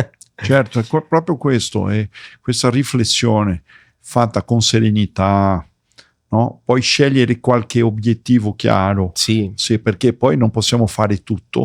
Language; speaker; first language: Italian; early bilingual, heritage; Portuguese